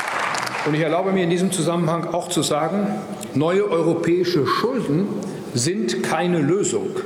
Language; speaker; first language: German; native; German